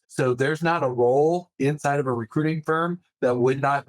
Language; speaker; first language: English; native; English